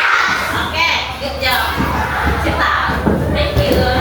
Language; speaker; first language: English; non-native, learner; Indonesian